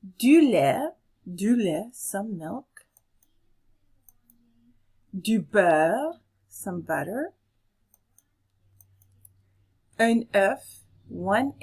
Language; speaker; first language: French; non-native, fluent; English